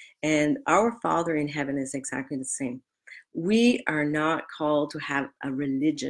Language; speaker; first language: English; native; English